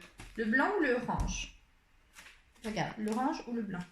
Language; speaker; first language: French; native; French